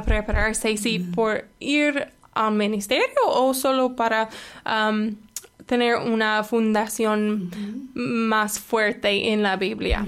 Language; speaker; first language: Spanish; non-native, fluent; English